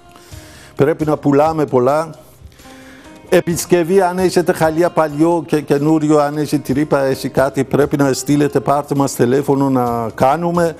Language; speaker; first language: Greek; non-native, learner; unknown